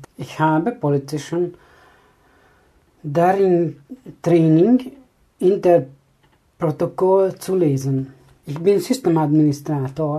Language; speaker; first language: German; non-native, learner; Hungarian